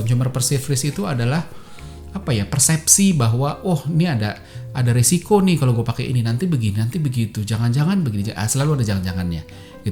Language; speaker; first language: Indonesian; native; Indonesian